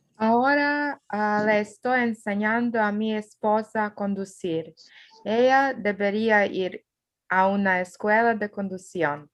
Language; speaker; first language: Spanish; non-native, learner; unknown